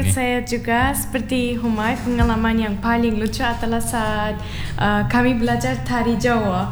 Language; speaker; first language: Indonesian; non-native, learner; Turkmen